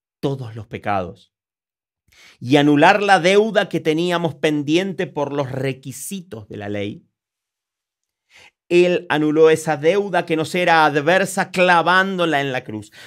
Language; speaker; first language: Spanish; native; Spanish